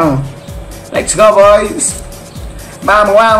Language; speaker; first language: Spanish; native; Spanish